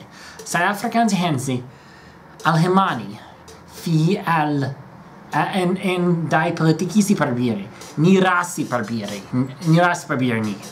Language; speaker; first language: Dutch; non-native, learner; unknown